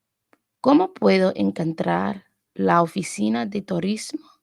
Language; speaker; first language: Spanish; non-native, learner; English